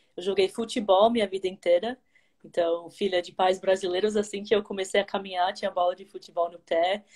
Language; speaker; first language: Portuguese; early bilingual, heritage; English